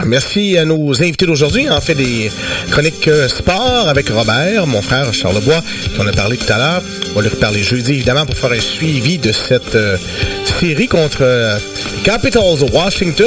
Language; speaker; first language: French; native; French